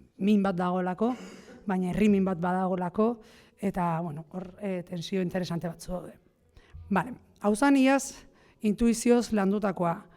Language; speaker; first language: Basque; native; Basque